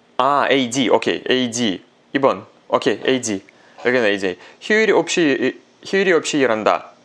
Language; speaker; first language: Korean; non-native, fluent; Russian